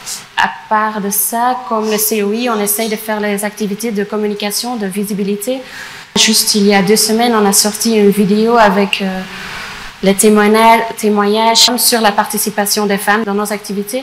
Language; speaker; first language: French; non-native, fluent; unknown